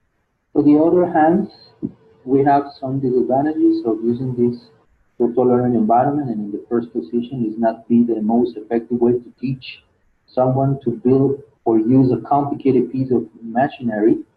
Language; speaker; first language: English; non-native, fluent; Spanish